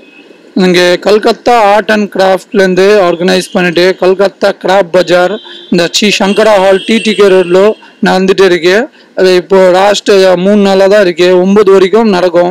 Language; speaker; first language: Tamil; non-native, fluent; Bangla